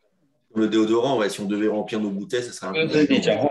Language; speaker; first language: French; native; French